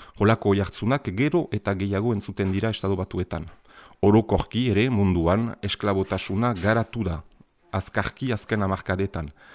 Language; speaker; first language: Basque; native; Basque